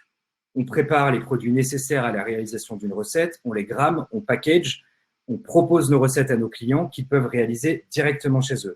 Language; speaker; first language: French; native; French